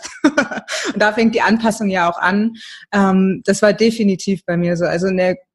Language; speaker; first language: German; native; German